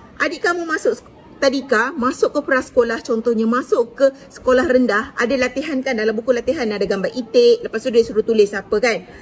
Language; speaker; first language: Malay; native; Malay